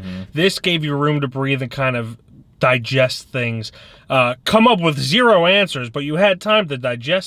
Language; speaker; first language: English; native; English